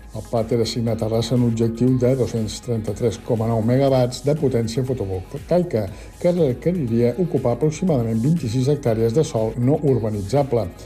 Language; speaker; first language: Catalan; native; Catalan